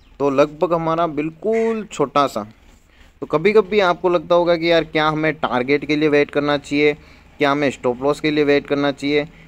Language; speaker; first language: Hindi; native; Hindi